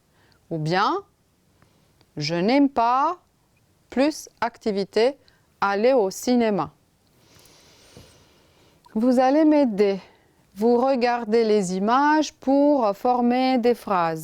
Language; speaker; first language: French; non-native, fluent; Romanian